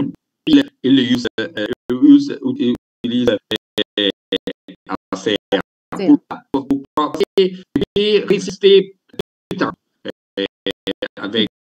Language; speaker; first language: French; non-native, learner; Italian